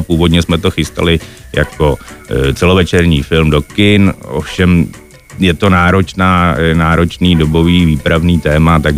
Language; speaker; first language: Czech; native; Czech